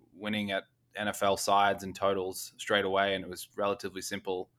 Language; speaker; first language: English; native; English